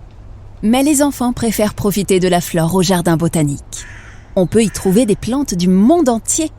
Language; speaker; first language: French; native; French